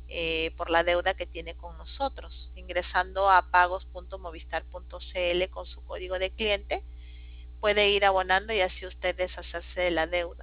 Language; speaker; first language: Spanish; native; Spanish